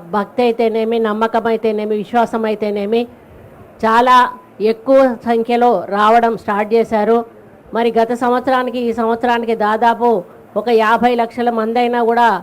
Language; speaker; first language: Telugu; native; Telugu